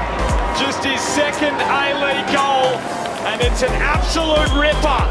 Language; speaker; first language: English; native; English